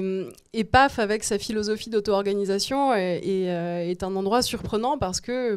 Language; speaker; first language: French; native; French